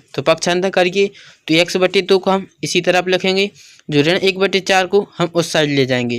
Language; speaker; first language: Hindi; native; Hindi